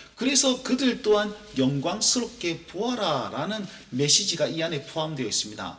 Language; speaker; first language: Korean; native; Korean